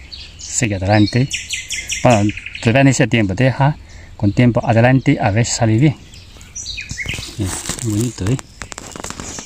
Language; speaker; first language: Spanish; non-native, learner; Chinese